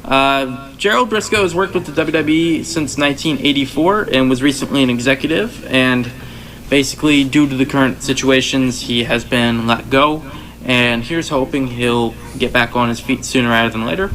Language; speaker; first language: English; native; English